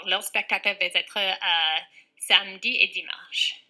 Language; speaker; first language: French; non-native, fluent; English